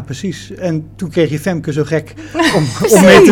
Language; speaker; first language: Dutch; native; Dutch